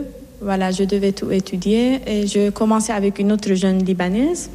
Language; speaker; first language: French; non-native, fluent; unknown